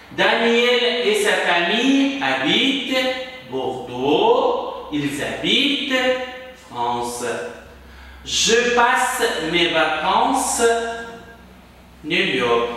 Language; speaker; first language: French; non-native, fluent; Uzbek